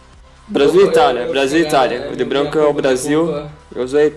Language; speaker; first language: Portuguese; native; Portuguese